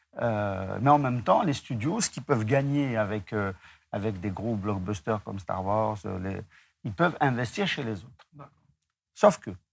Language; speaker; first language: French; non-native, local second language; Arabic